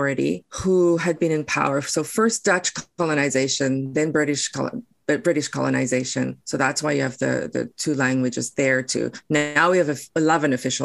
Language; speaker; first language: English; non-native, local second language; Afrikaans